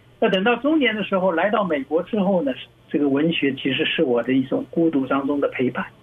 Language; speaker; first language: Chinese; native; Chinese